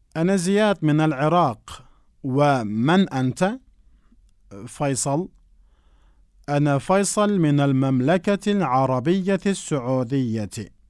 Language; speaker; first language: Arabic; non-native, fluent; Turkish